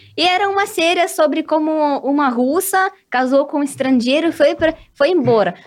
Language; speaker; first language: Portuguese; non-native, fluent; Russian